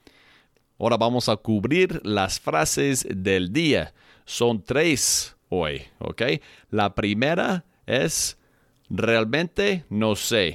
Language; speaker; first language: Spanish; non-native, fluent; English